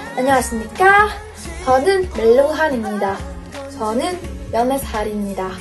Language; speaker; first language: Korean; non-native, learner; French